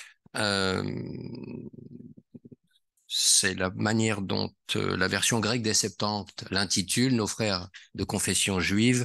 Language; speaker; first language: French; native; French